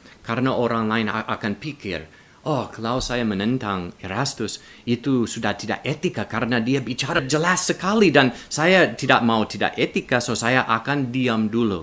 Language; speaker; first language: Indonesian; non-native, learner; English